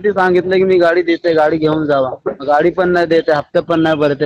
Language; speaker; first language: Marathi; non-native, fluent; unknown